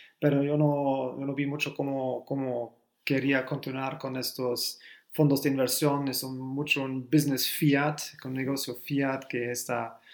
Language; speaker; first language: Spanish; non-native, learner; German